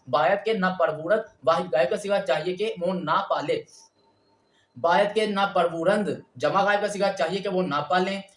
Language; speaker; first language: Urdu; native; Urdu